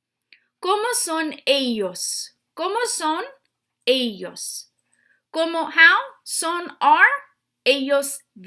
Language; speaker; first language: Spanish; non-native, fluent; English